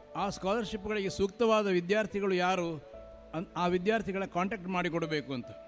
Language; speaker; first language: Kannada; non-native, local second language; Marathi